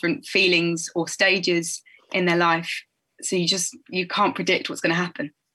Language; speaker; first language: English; native; English